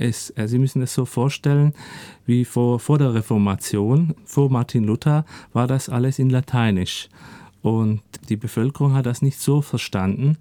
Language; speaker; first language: German; early bilingual, other home language; Turkish